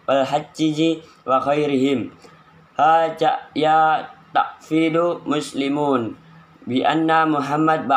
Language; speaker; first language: Arabic; non-native, learner; Indonesian